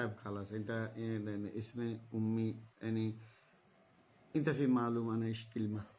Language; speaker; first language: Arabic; non-native, learner; Bangla